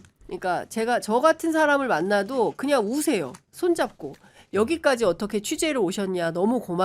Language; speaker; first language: Korean; native; Korean